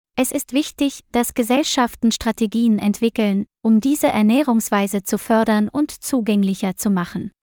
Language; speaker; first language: German; non-native, learner; Vietnamese